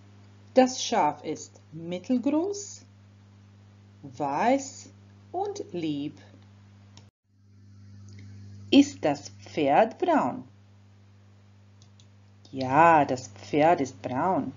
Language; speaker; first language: German; non-native, fluent; Croatian